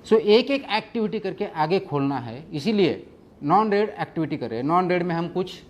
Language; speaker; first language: Hindi; non-native, local second language; Marathi